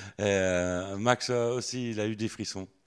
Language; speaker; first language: French; native; French